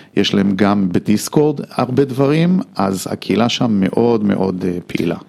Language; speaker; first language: Hebrew; non-native, fluent; English